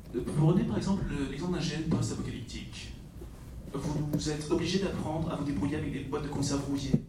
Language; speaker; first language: French; non-native, fluent; Dutch